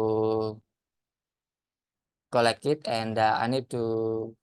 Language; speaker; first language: English; non-native, learner; Indonesian